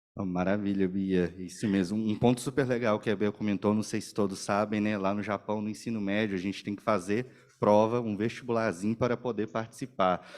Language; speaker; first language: Portuguese; native; Portuguese